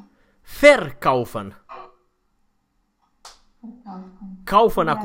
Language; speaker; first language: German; non-native, fluent; Romanian